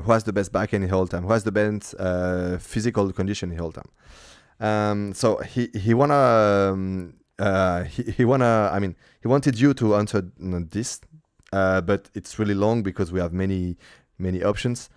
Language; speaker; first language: English; non-native, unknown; French